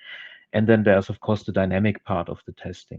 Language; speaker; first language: English; non-native, fluent; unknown